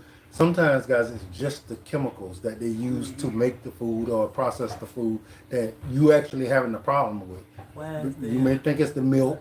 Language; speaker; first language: English; native; English